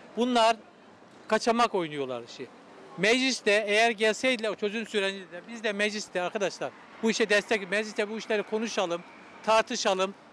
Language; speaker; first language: Turkish; native; Turkish